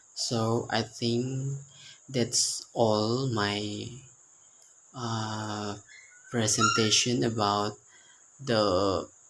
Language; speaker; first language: English; non-native, learner; Indonesian